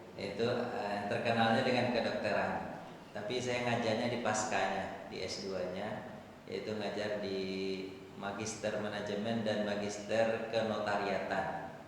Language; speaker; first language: Indonesian; non-native, local second language; Minangkabau